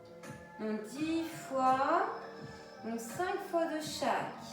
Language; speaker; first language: French; native; French